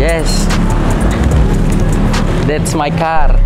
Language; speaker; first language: English; non-native, learner; Indonesian